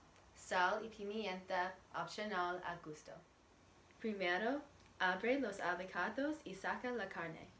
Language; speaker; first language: Spanish; non-native, learner; English